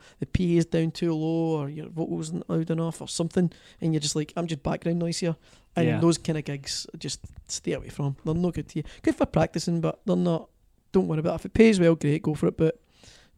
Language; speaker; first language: English; native; English